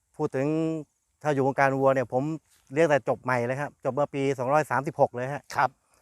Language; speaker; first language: Thai; native; Thai